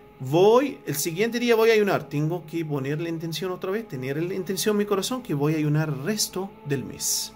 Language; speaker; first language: Spanish; non-native, fluent; Arabic